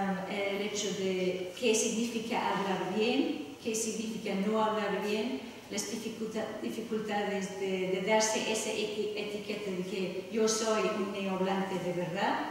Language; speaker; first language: Spanish; non-native, fluent; English